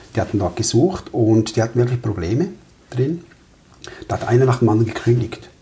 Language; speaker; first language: German; early bilingual, other home language; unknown